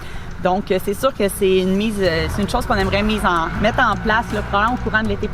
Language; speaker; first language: French; native; French